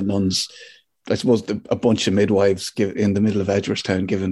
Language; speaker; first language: English; native; English